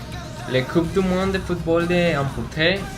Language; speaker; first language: French; non-native, learner; Spanish